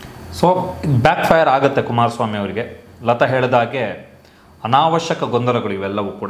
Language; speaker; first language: Kannada; native; Kannada